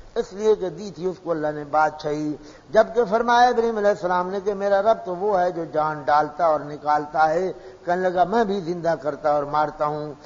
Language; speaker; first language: Urdu; non-native, local second language; Pashto